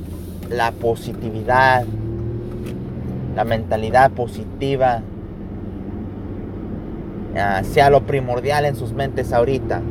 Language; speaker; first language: Spanish; early bilingual, heritage; Spanish